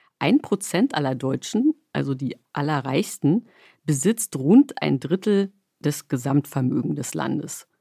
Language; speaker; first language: German; native; German